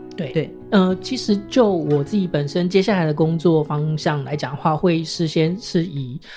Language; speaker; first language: Chinese; native; Chinese